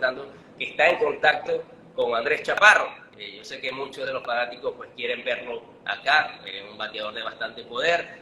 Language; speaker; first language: Spanish; native; Spanish